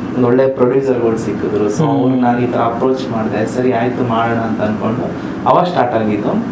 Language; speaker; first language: Kannada; native; Kannada